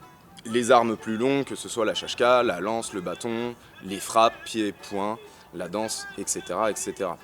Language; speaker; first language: French; native; French